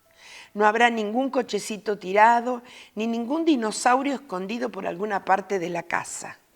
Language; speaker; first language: Spanish; native; Spanish